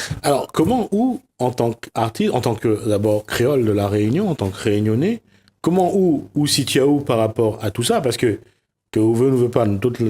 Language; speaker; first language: French; non-native, local second language; Réunion Creole French